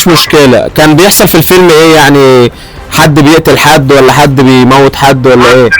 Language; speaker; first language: Arabic; native; Arabic